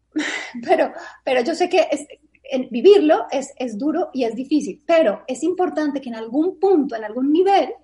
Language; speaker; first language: Spanish; native; Spanish